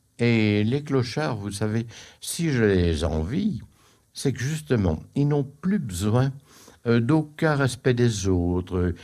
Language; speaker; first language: French; native; French